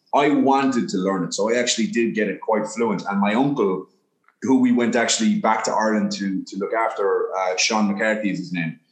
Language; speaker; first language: English; native; English